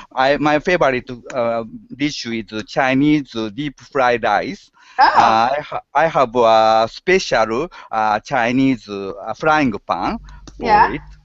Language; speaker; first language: English; non-native, learner; Japanese